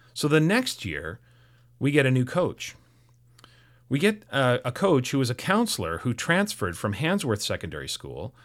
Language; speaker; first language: English; native; English